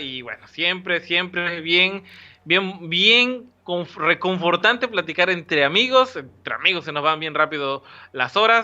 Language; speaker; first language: Spanish; native; Spanish